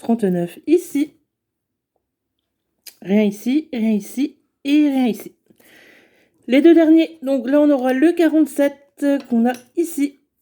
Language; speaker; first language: French; native; French